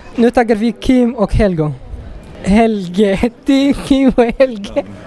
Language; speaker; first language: Swedish; non-native, fluent; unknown